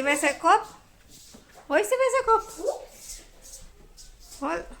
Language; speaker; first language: German; non-native, learner; Indonesian